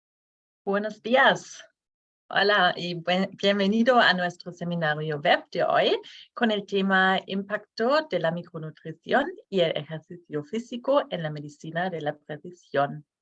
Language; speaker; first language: Spanish; non-native, fluent; Norwegian